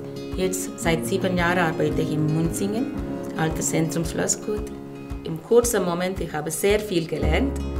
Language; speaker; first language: German; non-native, learner; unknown